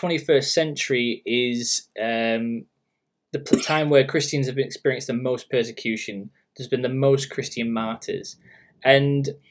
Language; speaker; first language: English; native; English